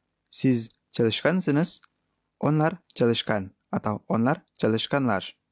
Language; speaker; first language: Turkish; non-native, fluent; Indonesian